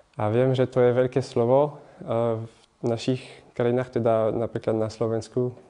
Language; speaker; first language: Slovak; non-native, fluent; French